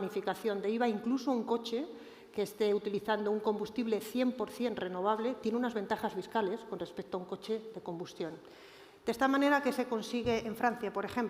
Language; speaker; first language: Spanish; native; Spanish